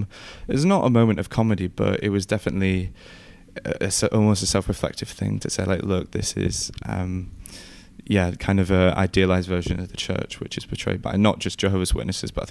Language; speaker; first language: English; native; English